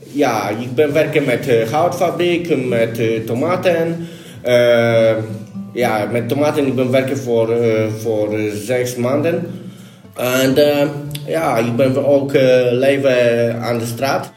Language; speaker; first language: Dutch; non-native, learner; Polish